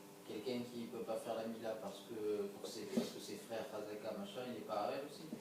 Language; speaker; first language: French; native; French